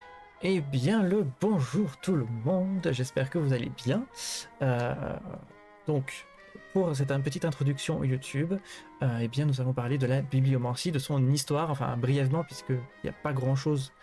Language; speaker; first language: French; native; French